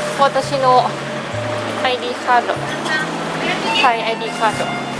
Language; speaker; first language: Japanese; non-native, fluent; Thai